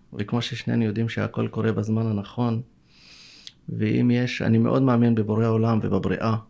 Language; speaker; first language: Hebrew; non-native, local second language; Arabic